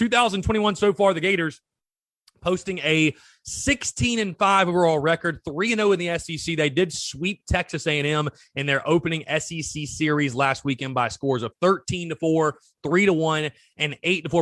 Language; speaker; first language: English; native; English